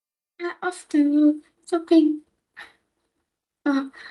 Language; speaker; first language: English; non-native, learner; Vietnamese